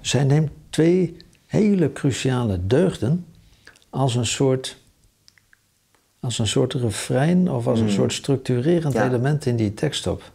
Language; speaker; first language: Dutch; native; Dutch